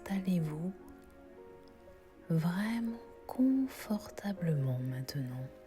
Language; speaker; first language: French; native; French